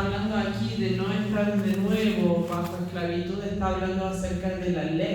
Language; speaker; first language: Spanish; native; Spanish